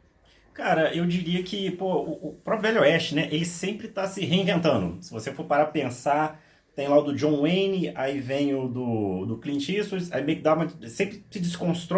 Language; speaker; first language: Portuguese; native; Portuguese